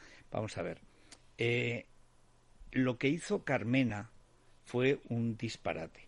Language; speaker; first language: Spanish; native; Spanish